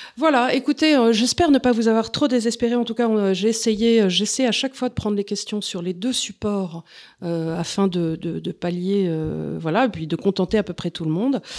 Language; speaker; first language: French; native; French